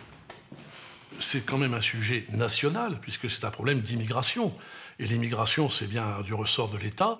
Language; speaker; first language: French; native; French